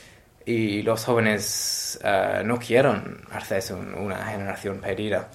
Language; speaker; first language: Spanish; non-native, learner; English